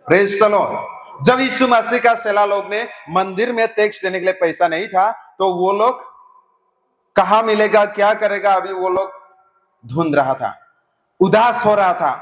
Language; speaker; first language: Hindi; non-native, local second language; Assamese